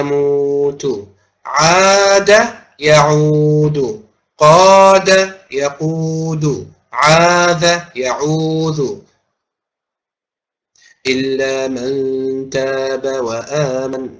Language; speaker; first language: Arabic; non-native, fluent; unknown